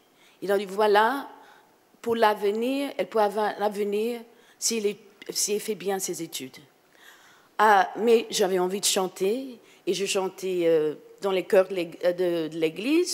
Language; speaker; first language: French; non-native, fluent; English